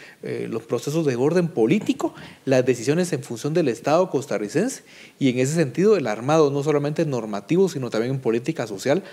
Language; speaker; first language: Spanish; native; Spanish